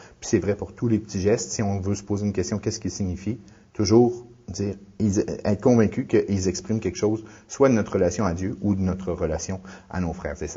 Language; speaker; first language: French; native; French